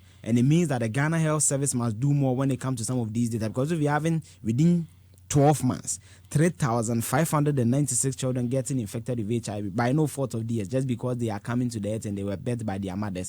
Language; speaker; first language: English; non-native, local second language; Akan